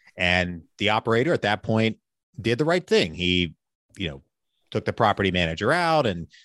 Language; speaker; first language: English; native; English